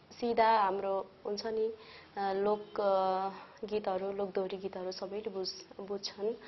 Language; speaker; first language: Nepali; native; Nepali